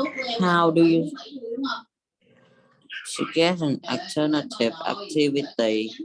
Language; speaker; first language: English; non-native, learner; Vietnamese